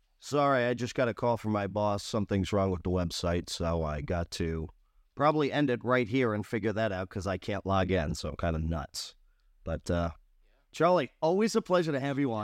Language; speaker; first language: English; native; English